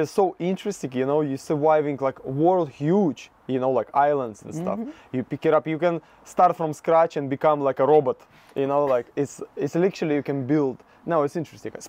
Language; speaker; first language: English; non-native, fluent; Russian